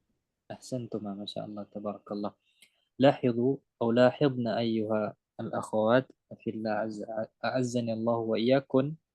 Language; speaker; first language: Arabic; non-native, fluent; Indonesian